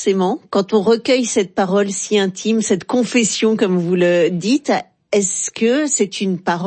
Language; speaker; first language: French; native; French